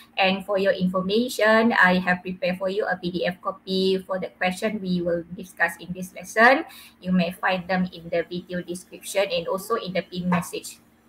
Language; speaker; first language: English; non-native, local second language; Malay